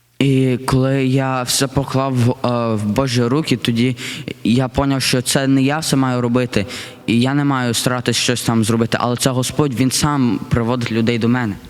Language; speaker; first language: Ukrainian; early bilingual, heritage; Ukrainian